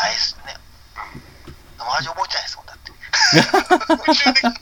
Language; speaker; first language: Japanese; native; Japanese